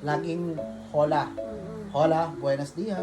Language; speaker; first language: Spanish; non-native, learner; Filipino